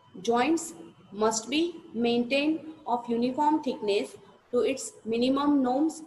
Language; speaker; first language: English; non-native, local second language; Gujarati